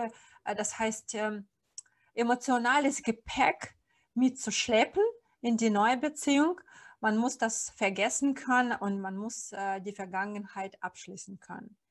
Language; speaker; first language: German; non-native, fluent; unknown